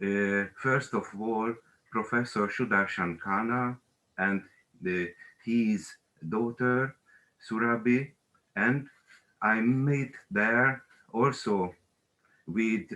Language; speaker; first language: English; non-native, learner; Hungarian